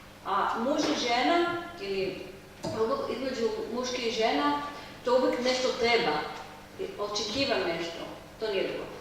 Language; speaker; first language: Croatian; non-native, learner; Hebrew